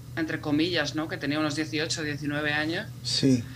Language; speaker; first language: Spanish; native; Spanish